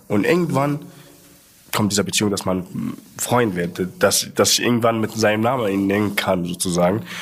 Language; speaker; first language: German; non-native, fluent; Arabic